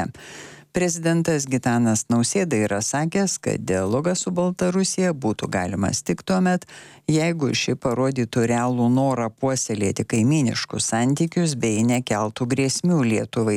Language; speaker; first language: Lithuanian; native; Lithuanian